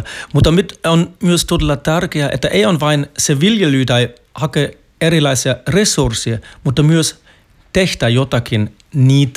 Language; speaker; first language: Finnish; non-native, fluent; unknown